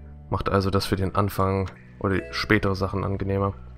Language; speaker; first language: German; native; German